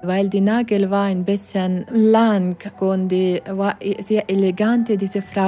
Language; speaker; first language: German; non-native, learner; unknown